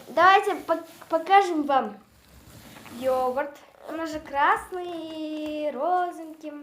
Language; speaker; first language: Russian; non-native, local second language; Kazakh